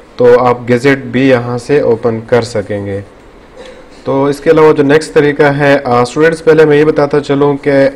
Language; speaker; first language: Urdu; native; Urdu